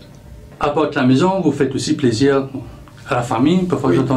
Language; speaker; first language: French; non-native, local second language; Morisyen